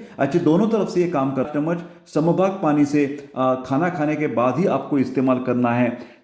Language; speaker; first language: Hindi; non-native, local second language; Marathi